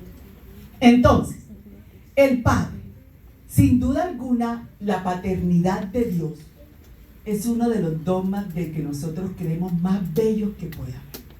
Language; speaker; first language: Spanish; native; Spanish